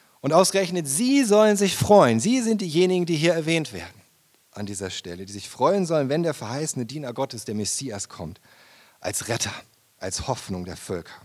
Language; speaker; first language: German; native; German